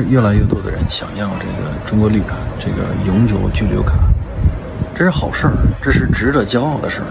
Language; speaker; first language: Chinese; non-native, fluent; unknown